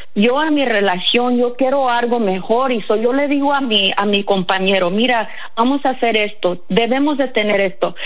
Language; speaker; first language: Spanish; early bilingual, heritage; Spanish